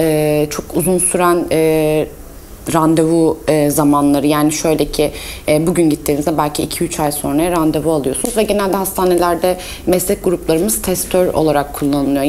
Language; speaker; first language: Turkish; early bilingual, heritage; Turkish